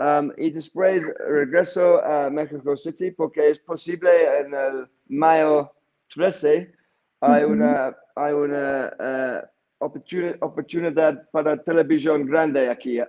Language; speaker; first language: Spanish; non-native, learner; English